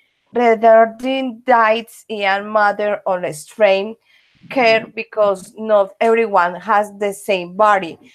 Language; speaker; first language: English; non-native, learner; Spanish